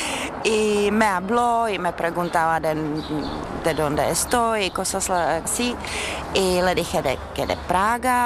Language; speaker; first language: Spanish; non-native, learner; Czech